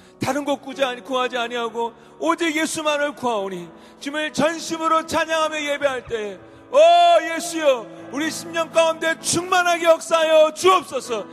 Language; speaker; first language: Korean; native; Korean